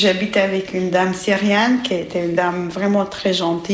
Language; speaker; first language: French; non-native, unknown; Albanian